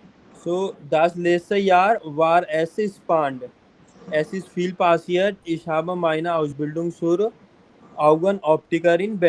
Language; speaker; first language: German; non-native, fluent; Hindi